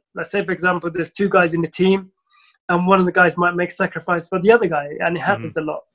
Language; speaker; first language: English; early bilingual, other home language; Somali